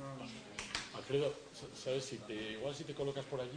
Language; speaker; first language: Spanish; native; Spanish